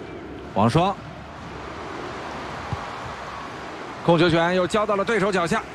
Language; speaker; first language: Chinese; native; Chinese